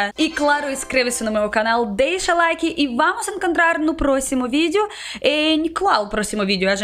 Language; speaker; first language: Portuguese; non-native, learner; Russian